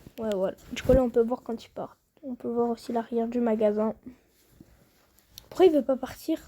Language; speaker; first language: French; native; French